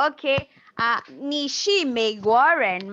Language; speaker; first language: Chinese; non-native, fluent; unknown